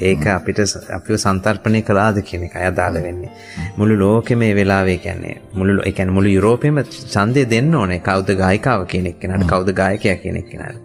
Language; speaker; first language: Sinhala; non-native, local second language; Tamil